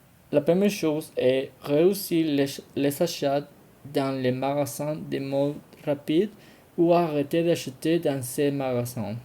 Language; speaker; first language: French; non-native, learner; Spanish